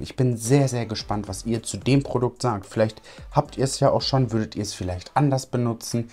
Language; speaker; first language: German; native; German